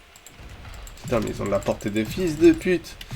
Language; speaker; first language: French; native; French